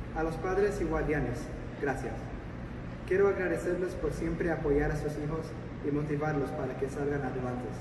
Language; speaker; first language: Spanish; early bilingual, heritage; Spanish